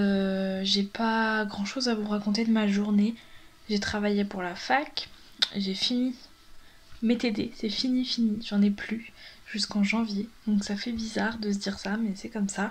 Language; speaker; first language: French; native; French